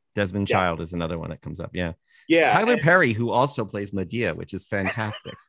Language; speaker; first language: English; native; English